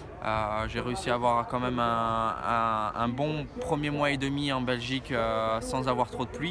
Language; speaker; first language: French; native; French